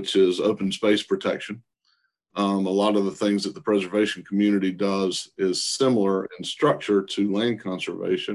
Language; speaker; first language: English; native; English